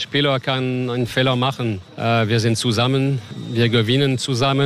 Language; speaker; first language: German; non-native, fluent; French